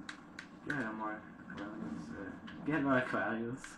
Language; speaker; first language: German; native; German